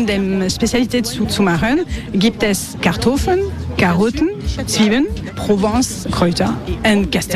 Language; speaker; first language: German; non-native, learner; French